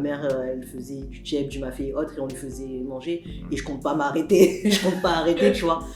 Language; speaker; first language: French; native; French